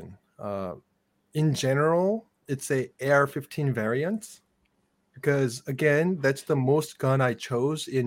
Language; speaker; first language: English; non-native, fluent; Korean